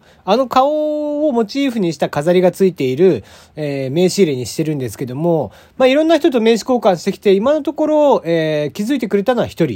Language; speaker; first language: Japanese; native; Japanese